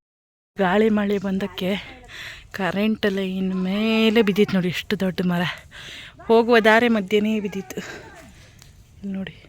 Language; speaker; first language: Kannada; native; Kannada